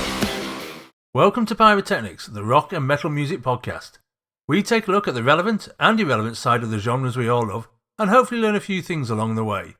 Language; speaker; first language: English; native; English